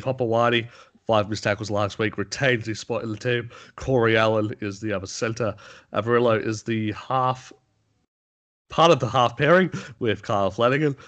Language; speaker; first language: English; native; English